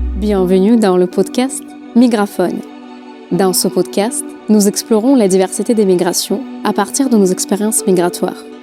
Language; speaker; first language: French; non-native, fluent; Russian